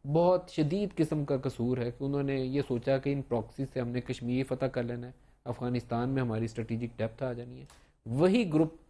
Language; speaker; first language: Urdu; native; Urdu